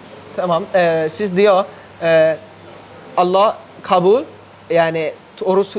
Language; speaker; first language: Turkish; non-native, learner; Thai